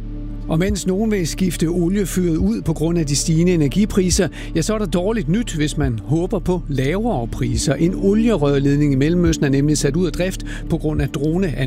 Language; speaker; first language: Danish; native; Danish